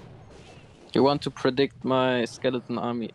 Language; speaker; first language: English; non-native, fluent; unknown